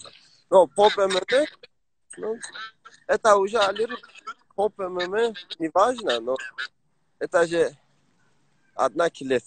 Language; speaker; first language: Russian; non-native, learner; Persian